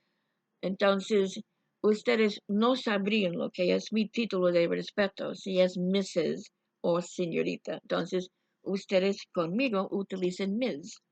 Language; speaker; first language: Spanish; non-native, fluent; English